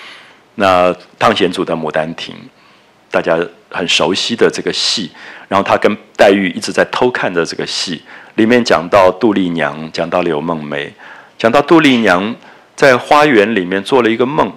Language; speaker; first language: Chinese; native; Chinese